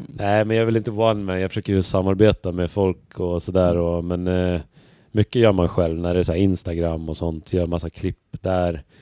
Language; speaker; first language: Swedish; native; Swedish